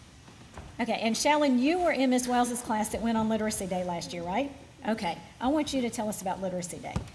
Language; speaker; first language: English; native; English